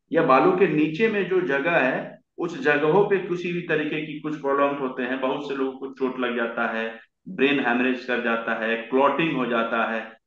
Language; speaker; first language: Hindi; native; Hindi